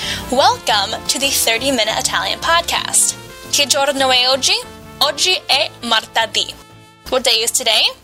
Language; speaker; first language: Italian; non-native, fluent; English